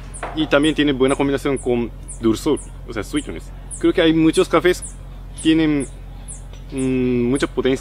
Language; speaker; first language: Spanish; non-native, fluent; Japanese